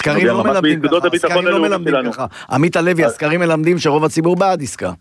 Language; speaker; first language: Hebrew; native; Hebrew